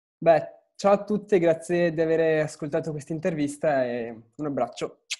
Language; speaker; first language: Italian; early bilingual, other home language; Arabic